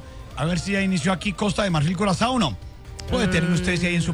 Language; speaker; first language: Spanish; native; Spanish